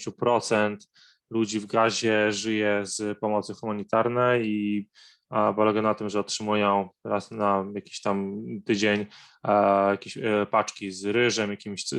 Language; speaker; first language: Polish; non-native, fluent; Arabic